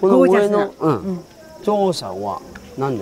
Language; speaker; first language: Japanese; non-native, learner; Cantonese